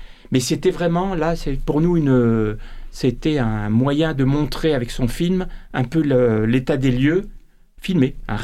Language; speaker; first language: French; native; French